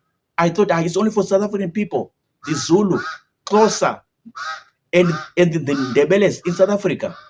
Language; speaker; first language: English; non-native, local second language; Shona